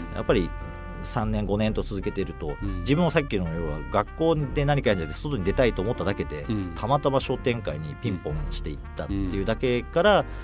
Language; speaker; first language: Japanese; native; Japanese